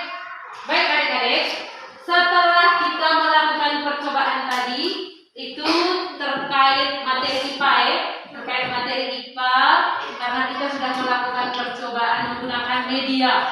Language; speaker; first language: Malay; non-native, local second language; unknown